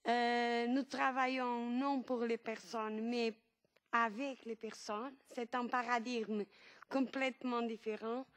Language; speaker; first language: French; non-native, fluent; Portuguese